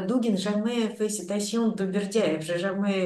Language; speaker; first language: French; non-native, fluent; Russian